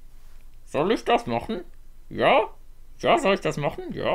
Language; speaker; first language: German; native; German